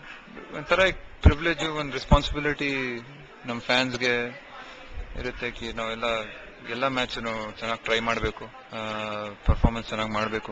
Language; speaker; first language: Kannada; non-native, local second language; Marathi